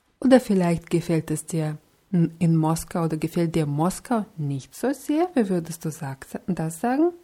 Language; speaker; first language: German; non-native, fluent; Russian